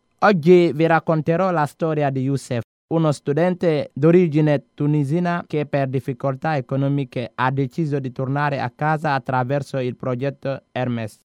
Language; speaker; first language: Italian; non-native, fluent; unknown